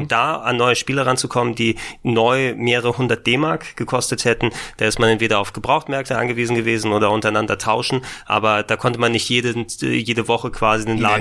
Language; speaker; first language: German; native; German